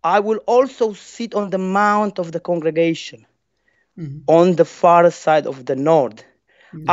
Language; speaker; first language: English; non-native, fluent; Romanian